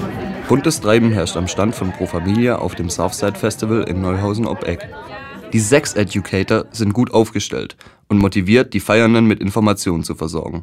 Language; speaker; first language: German; native; German